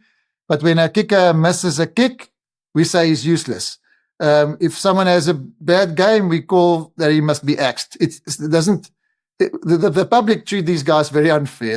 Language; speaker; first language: English; non-native, local second language; Afrikaans